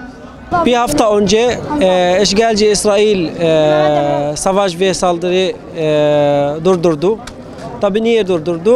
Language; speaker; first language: Turkish; non-native, fluent; Arabic